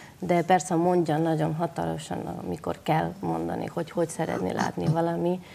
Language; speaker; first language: Hungarian; non-native, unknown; Spanish